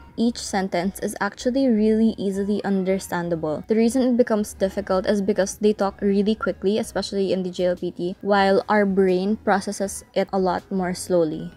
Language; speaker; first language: English; non-native, local second language; Filipino